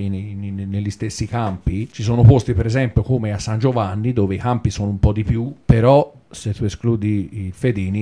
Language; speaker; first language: Italian; native; Italian